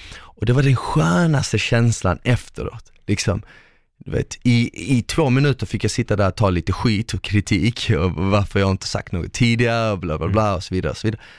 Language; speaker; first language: Swedish; early bilingual, other home language; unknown